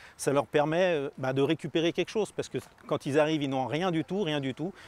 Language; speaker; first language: French; native; French